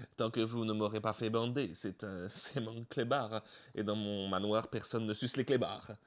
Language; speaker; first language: French; native; French